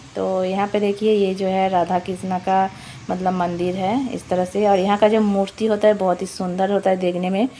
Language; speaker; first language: Hindi; non-native, local second language; Odia